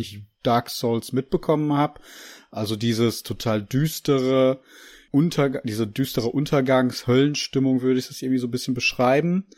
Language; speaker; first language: German; native; German